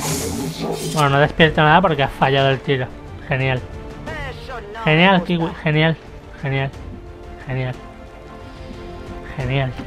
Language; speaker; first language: Spanish; native; Spanish